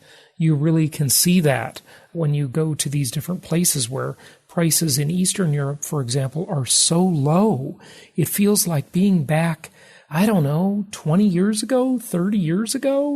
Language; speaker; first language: English; native; English